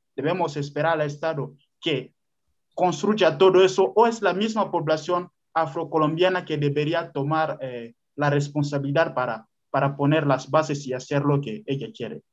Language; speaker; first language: Spanish; non-native, fluent; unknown